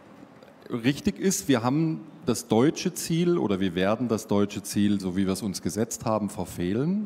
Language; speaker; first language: German; native; German